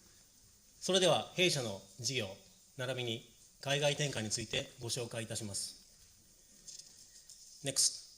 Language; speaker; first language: Japanese; native; Japanese